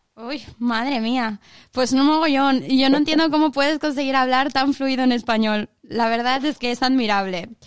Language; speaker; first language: Spanish; non-native, learner; Chinese